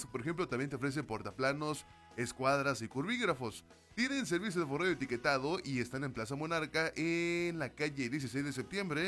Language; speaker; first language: Spanish; native; Spanish